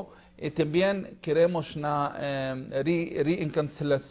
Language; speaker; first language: Spanish; non-native, learner; Hebrew